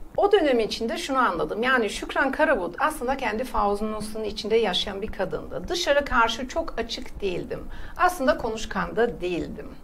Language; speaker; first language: Turkish; early bilingual, heritage; Turkish